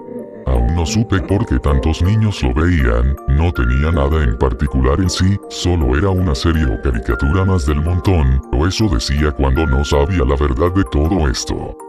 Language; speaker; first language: Spanish; native; Spanish